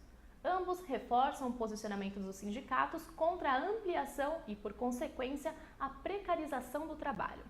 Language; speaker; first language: Portuguese; native; Portuguese